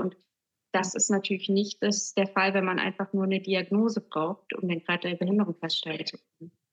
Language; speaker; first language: German; native; German